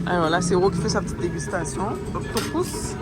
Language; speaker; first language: French; native; French